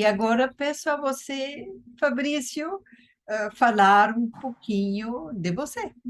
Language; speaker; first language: Portuguese; non-native, fluent; German